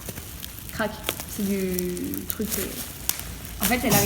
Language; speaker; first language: French; native; French